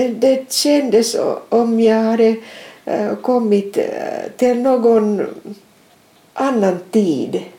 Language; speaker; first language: Swedish; non-native, fluent; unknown